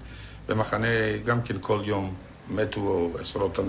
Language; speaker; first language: Hebrew; non-native, fluent; Polish